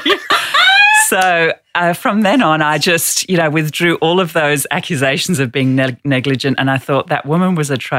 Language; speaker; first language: English; native; English